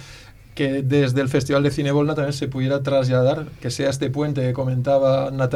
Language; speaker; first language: Spanish; native; Spanish